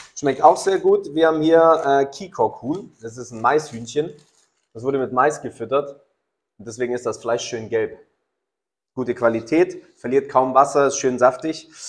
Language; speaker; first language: German; native; German